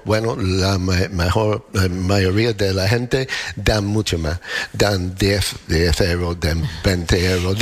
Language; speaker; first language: Spanish; non-native, learner; English